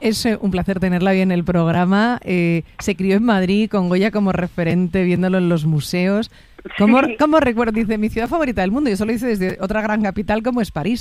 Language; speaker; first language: Spanish; native; Spanish